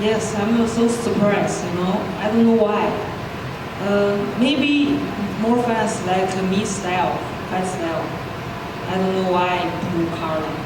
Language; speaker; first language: English; non-native, learner; Chinese